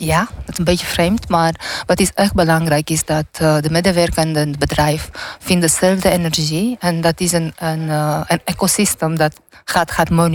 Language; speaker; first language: Dutch; non-native, learner; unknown